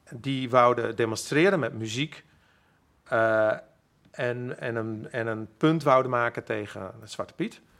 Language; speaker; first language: Dutch; non-native, local second language; Western Frisian